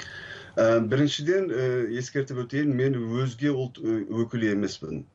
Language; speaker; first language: Kazakh; non-native, fluent; Turkish